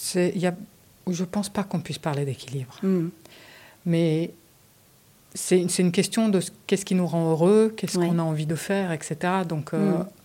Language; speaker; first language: French; early bilingual, other home language; Romanian